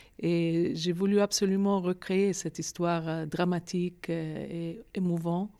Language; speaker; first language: French; non-native, fluent; Arabic